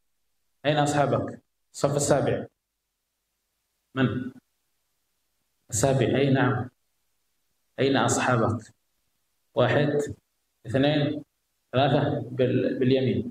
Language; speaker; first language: Arabic; non-native, fluent; Indonesian